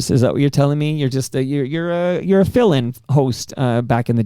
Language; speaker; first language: English; native; English